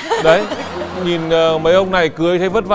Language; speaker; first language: Vietnamese; native; Vietnamese